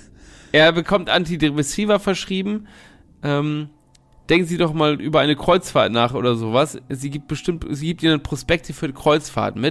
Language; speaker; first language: German; native; German